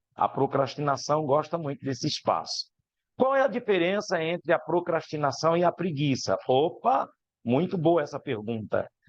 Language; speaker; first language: Portuguese; native; Portuguese